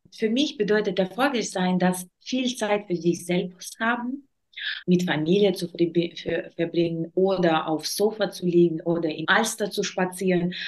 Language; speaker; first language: German; non-native, learner; Russian